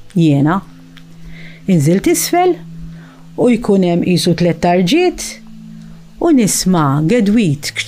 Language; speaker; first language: Maltese; early bilingual, heritage; Maltese